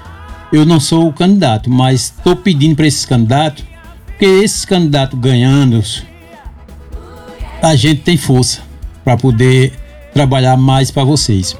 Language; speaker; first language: Portuguese; native; Portuguese